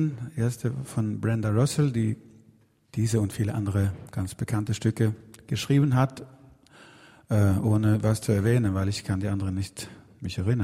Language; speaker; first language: German; non-native, fluent; Swedish